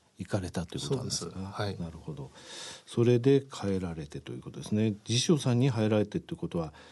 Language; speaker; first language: Japanese; native; Japanese